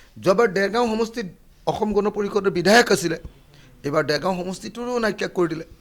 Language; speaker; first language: Assamese; native; Assamese